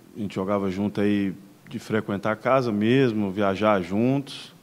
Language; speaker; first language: Portuguese; native; Portuguese